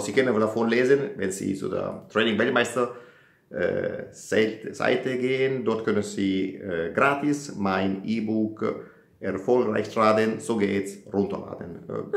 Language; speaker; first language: German; non-native, fluent; Italian